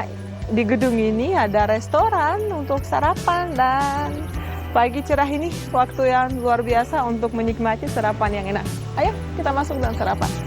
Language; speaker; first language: Indonesian; non-native, fluent; Russian